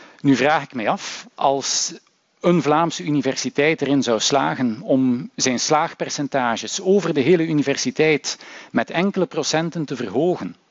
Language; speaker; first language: Dutch; native; Dutch